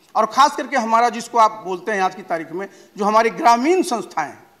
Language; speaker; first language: Hindi; native; Hindi